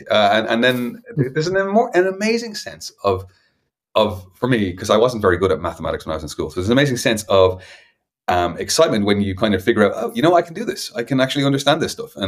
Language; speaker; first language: English; native; English